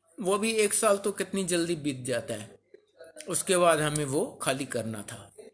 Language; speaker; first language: Hindi; early bilingual, other home language; Sindhi